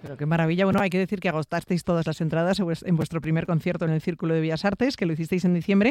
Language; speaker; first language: Spanish; native; Spanish